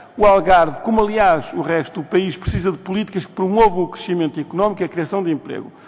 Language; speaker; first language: Portuguese; native; Portuguese